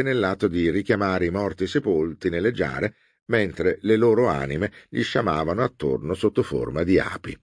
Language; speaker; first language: Italian; native; Italian